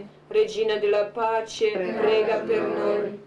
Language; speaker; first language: Italian; non-native, learner; Croatian